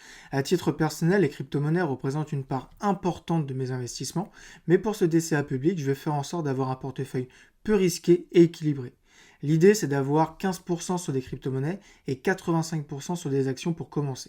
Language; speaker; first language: French; native; French